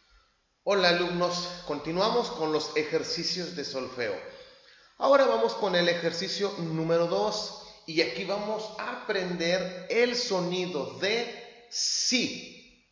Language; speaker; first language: Spanish; native; Spanish